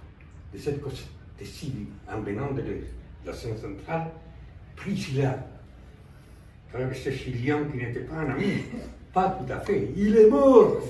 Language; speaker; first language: French; non-native, fluent; Spanish